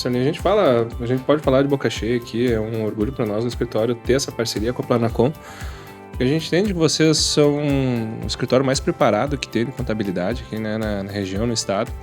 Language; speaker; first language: Portuguese; native; Portuguese